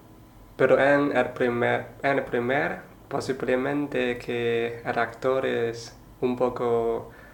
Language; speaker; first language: Spanish; non-native, learner; Chinese